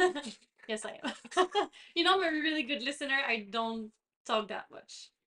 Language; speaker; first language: English; non-native, fluent; French